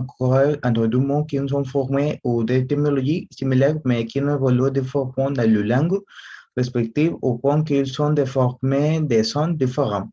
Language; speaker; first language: French; non-native, learner; Spanish